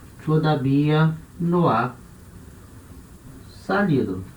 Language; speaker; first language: Spanish; non-native, fluent; Portuguese